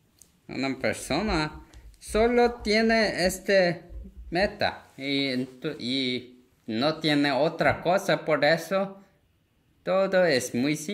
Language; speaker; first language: Spanish; non-native, fluent; Korean